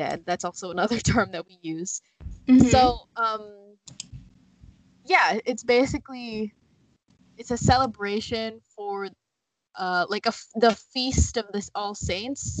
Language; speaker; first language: English; native; English